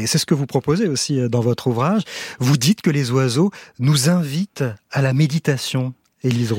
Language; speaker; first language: French; native; French